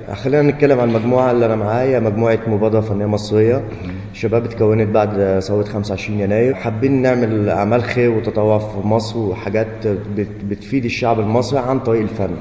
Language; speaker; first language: Egyptian Arabic; native; Egyptian Arabic